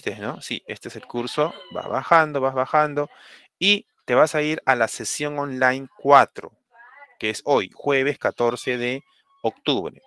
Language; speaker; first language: Spanish; native; Spanish